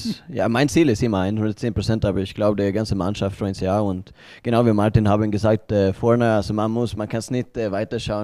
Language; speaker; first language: German; non-native, learner; Swedish